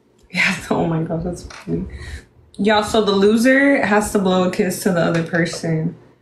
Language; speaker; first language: English; early bilingual, other home language; Spanish